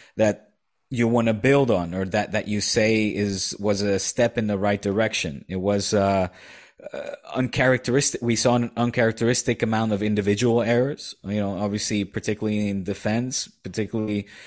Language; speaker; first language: English; non-native, fluent; Dutch